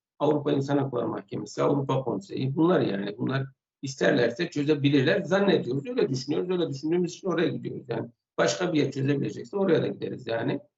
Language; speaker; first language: Turkish; non-native, local second language; Kurdish